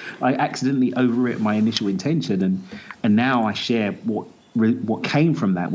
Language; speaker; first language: English; native; English